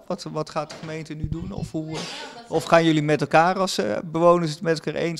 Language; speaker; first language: Dutch; native; Dutch